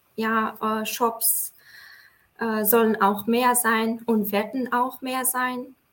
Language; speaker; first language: German; non-native, fluent; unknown